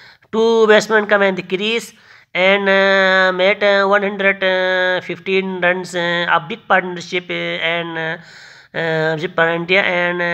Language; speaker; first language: English; non-native, learner; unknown